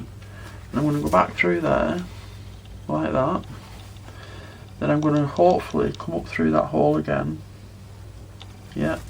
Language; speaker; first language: English; native; English